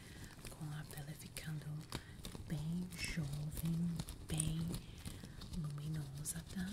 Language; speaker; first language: Portuguese; non-native, fluent; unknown